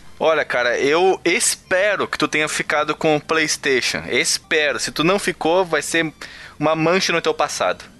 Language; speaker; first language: Portuguese; native; Portuguese